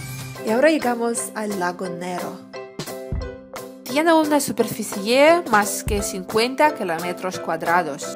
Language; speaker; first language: Spanish; non-native, learner; Russian